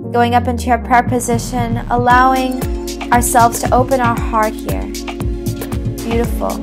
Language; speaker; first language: English; native; English